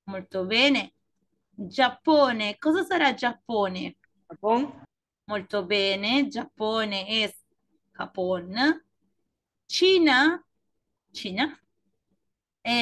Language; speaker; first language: Italian; non-native, fluent; Spanish